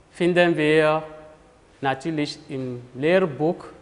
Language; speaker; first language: German; non-native, fluent; French